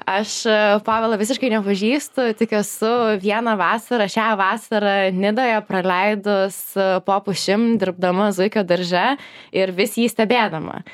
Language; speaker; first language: Lithuanian; native; Lithuanian